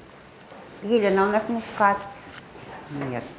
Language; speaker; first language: Russian; native; Russian